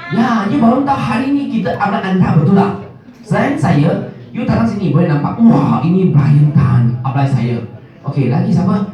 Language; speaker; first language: Malay; non-native, local second language; Min Nan Chinese